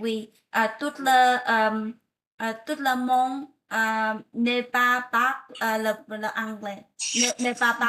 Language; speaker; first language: French; non-native, learner; Vietnamese